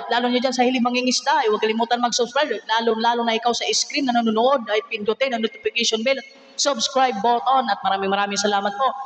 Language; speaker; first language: Filipino; non-native, local second language; Cebuano